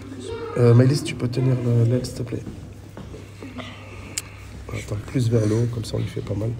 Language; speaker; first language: French; native; French